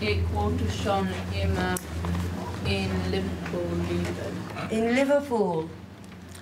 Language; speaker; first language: German; non-native, learner; English